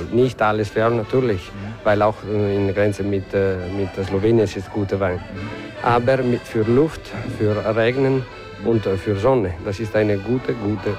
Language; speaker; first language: German; non-native, learner; Italian